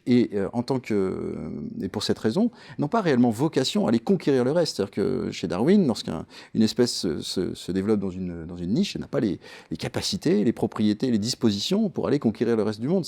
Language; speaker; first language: French; native; French